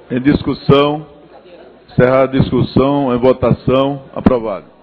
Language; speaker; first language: Portuguese; native; Portuguese